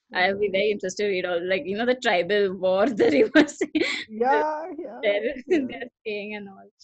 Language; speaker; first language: English; non-native, local second language; Gujarati